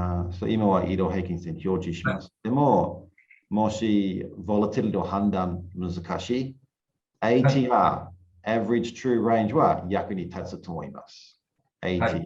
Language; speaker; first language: Japanese; non-native, learner; English